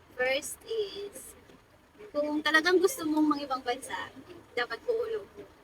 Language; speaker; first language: Filipino; non-native, local second language; Hiligaynon